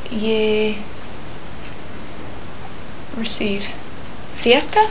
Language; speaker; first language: Icelandic; non-native, learner; English